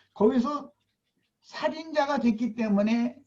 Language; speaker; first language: Korean; native; Korean